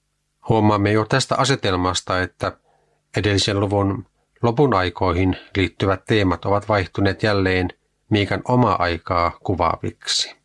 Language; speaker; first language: Finnish; native; Finnish